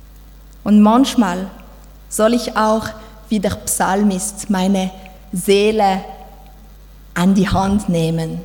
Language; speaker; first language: German; non-native, fluent; French